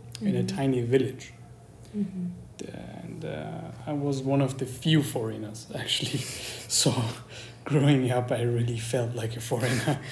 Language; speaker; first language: English; non-native, fluent; Persian